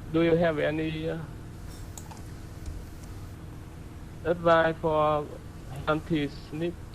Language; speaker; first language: English; non-native, learner; Vietnamese